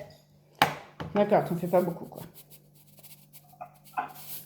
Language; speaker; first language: French; native; French